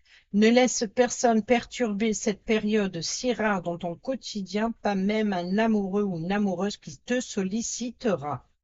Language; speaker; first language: French; native; French